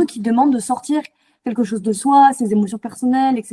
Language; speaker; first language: French; native; French